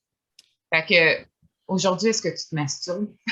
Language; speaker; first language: French; native; French